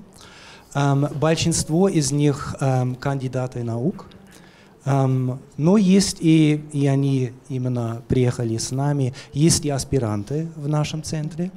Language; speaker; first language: Russian; non-native, fluent; German